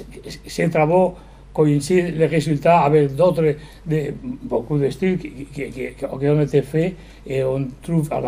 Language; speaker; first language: French; non-native, learner; Spanish